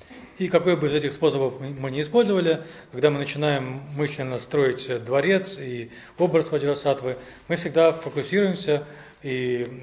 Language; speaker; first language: Russian; native; Russian